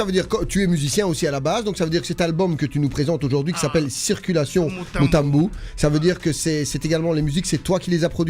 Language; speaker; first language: French; native; French